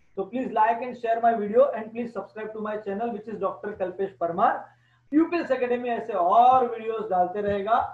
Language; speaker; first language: Hindi; non-native, local second language; Gujarati